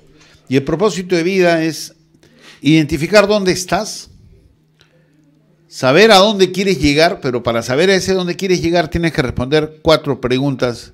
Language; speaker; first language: Spanish; native; Spanish